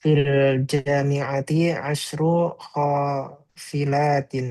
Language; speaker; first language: Arabic; non-native, learner; Indonesian